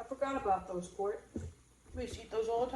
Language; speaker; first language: English; native; English